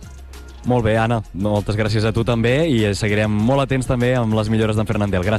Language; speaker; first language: Catalan; native; Catalan